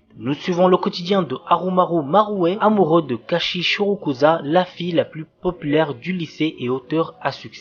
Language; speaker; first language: French; native; French